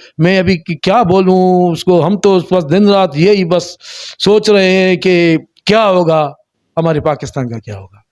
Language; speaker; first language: Urdu; non-native, local second language; Sindhi